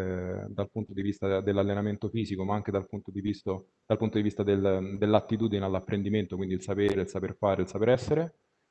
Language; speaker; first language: Italian; native; Italian